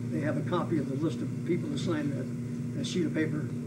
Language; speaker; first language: English; native; English